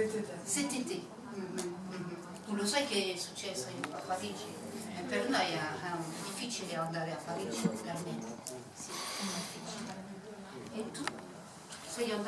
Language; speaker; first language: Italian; non-native, fluent; French